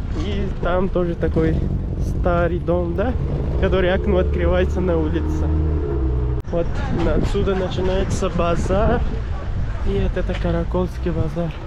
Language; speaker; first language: Russian; non-native, learner; Urdu